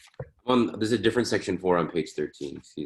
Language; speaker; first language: English; native; English